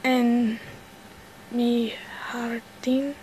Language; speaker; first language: Spanish; non-native, learner; English